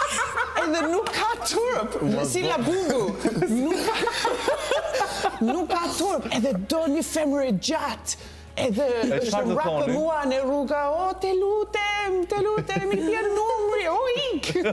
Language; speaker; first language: Albanian; non-native, learner; English